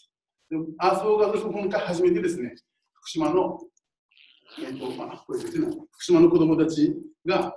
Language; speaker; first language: Japanese; native; Japanese